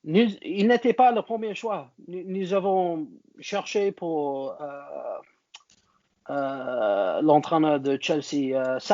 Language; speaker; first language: French; non-native, learner; English